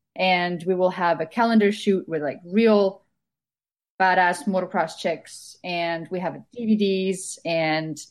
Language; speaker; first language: English; non-native, fluent; Estonian